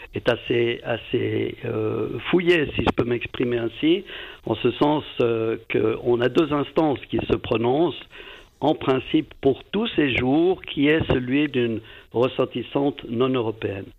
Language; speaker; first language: French; native; French